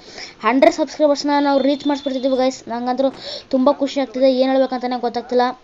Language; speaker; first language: Kannada; native; Kannada